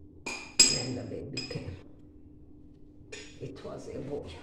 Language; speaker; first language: English; non-native, learner; Arabic